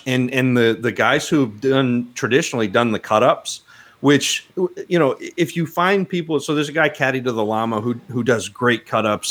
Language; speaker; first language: English; native; English